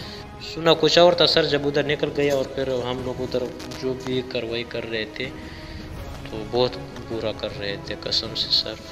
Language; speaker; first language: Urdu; non-native, local second language; Pashto